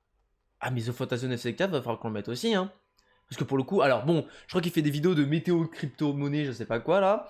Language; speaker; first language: French; native; French